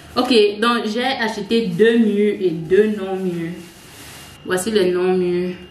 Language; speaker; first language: French; non-native, local second language; English